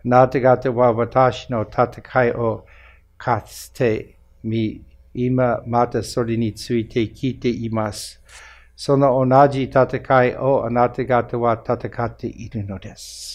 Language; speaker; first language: Japanese; non-native, fluent; English